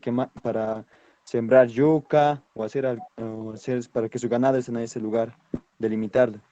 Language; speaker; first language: Spanish; native; Spanish